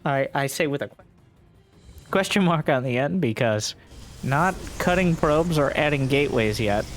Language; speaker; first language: English; native; English